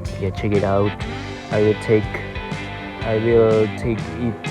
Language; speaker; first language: English; non-native, learner; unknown